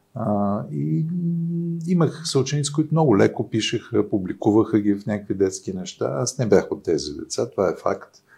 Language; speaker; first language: Bulgarian; native; Bulgarian